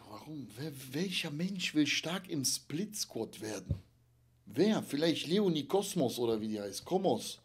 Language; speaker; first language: German; native; German